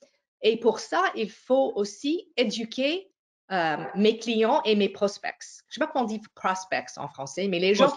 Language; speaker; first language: French; non-native, fluent; English